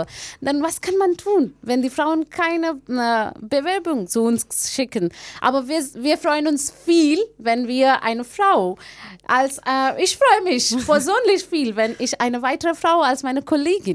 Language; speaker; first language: German; non-native, learner; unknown